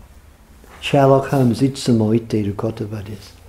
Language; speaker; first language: Japanese; non-native, fluent; English